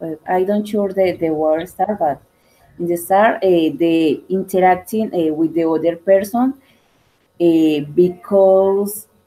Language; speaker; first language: English; non-native, learner; Spanish